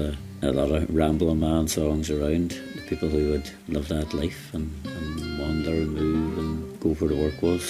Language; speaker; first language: English; native; English